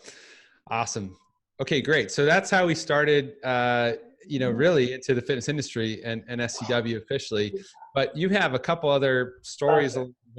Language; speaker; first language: English; native; English